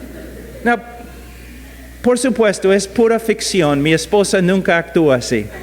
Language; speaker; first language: Spanish; non-native, fluent; English